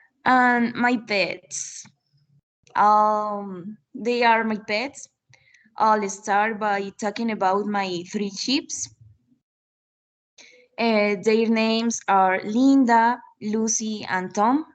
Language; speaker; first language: English; non-native, learner; Spanish